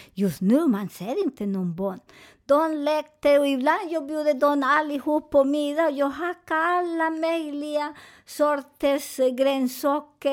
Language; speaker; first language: Swedish; non-native, fluent; Spanish